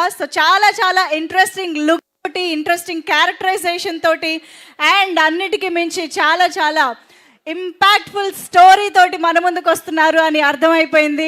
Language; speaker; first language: Telugu; native; Telugu